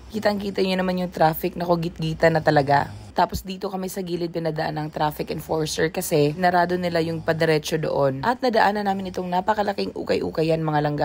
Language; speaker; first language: Filipino; non-native, local second language; Cebuano